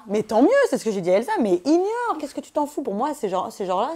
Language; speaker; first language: French; native; French